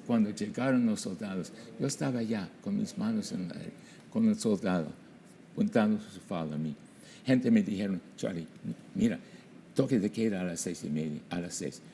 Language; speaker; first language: Spanish; non-native, fluent; English